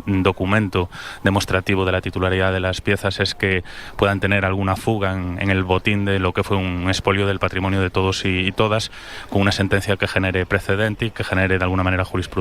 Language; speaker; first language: Spanish; non-native, local second language; Galician